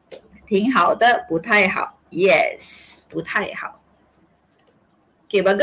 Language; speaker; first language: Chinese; non-native, local second language; Malay